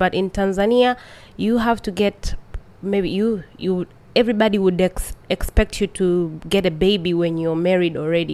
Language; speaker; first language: English; non-native, local second language; Swahili